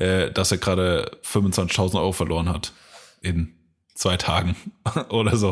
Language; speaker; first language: German; native; German